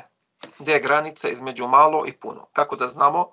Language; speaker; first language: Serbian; non-native, fluent; Arabic